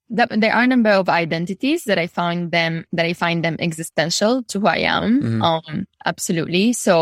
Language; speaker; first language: English; non-native, fluent; Arabic